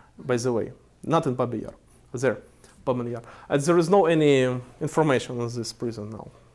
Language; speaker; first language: English; non-native, fluent; Ukrainian